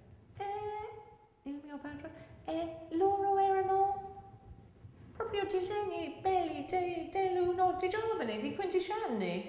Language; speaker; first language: Italian; non-native, fluent; English